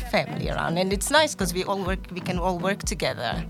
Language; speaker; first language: English; non-native, fluent; Portuguese